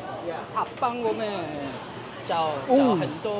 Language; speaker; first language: Chinese; non-native, learner; English